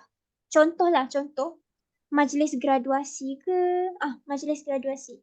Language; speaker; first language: Malay; native; Malay